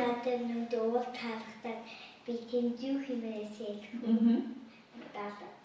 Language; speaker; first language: Mongolian; early bilingual, heritage; Mongolian